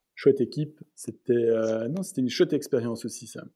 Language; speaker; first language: French; native; French